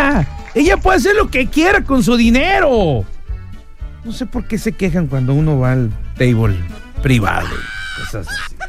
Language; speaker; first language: Spanish; native; Spanish